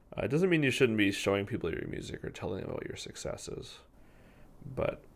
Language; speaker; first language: English; native; English